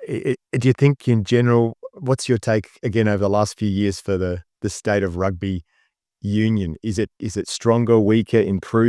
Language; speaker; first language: English; native; English